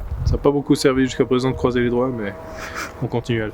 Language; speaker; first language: French; native; French